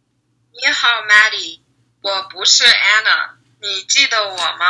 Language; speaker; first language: Chinese; non-native, learner; English